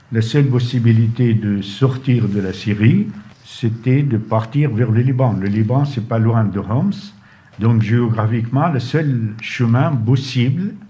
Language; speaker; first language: French; non-native, fluent; Arabic